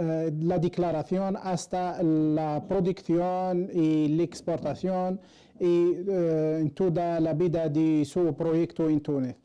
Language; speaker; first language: Spanish; non-native, fluent; Arabic